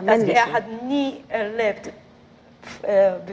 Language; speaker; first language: German; non-native, learner; Spanish